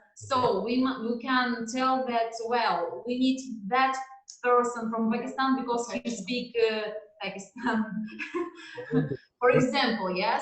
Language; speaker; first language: English; non-native, learner; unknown